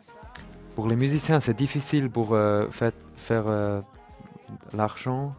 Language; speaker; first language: French; non-native, learner; German